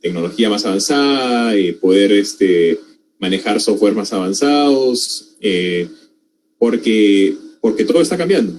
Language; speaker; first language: Spanish; native; Spanish